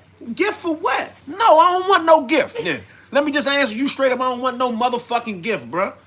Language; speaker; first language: English; native; English